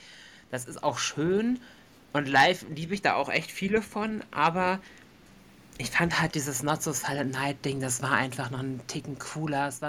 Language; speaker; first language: German; native; German